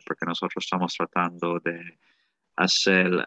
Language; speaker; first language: Spanish; early bilingual, heritage; Spanish